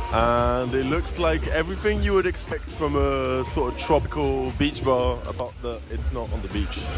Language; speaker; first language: English; native; English